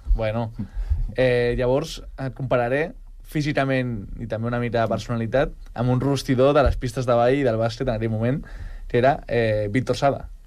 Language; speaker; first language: Catalan; native; Catalan